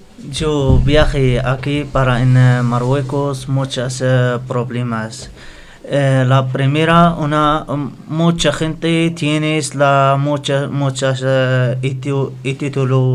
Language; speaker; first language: Spanish; non-native, learner; Arabic